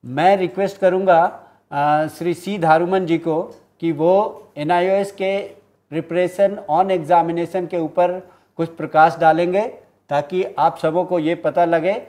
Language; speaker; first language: Hindi; native; Hindi